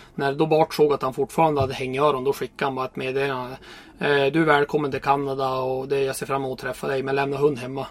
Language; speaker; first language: Swedish; native; Swedish